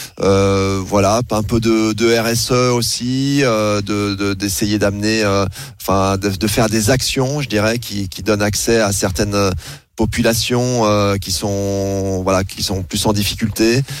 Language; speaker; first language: French; native; French